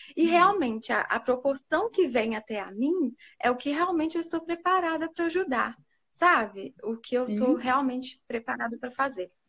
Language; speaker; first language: Portuguese; native; Portuguese